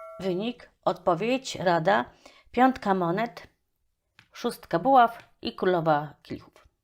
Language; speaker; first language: Polish; native; Polish